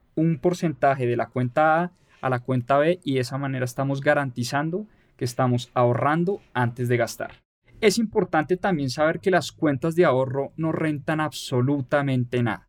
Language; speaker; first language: Spanish; native; Spanish